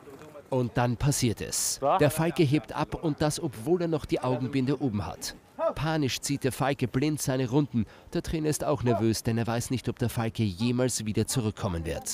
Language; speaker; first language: German; native; German